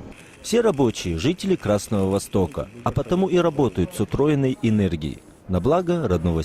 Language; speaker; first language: Russian; native; Russian